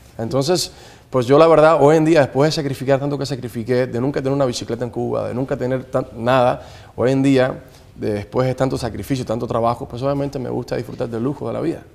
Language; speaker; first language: Spanish; native; Spanish